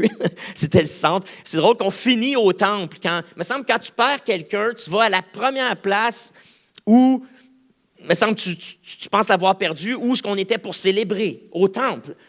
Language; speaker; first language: French; native; French